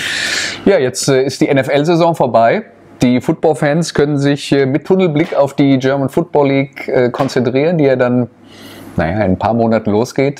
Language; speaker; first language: German; native; German